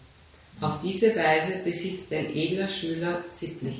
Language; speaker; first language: German; native; German